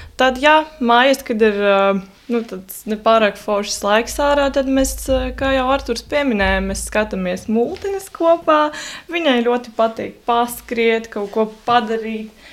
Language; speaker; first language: Latvian; non-native, local second language; Russian